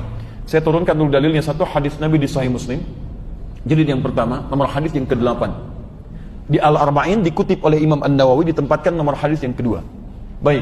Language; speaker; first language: Indonesian; native; Indonesian